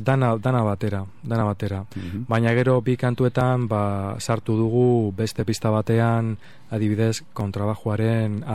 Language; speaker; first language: Basque; non-native, local second language; Spanish